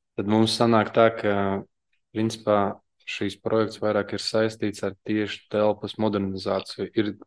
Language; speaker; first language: Latvian; non-native, local second language; Russian